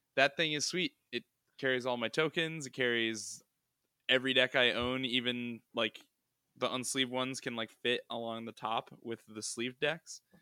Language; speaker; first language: English; native; English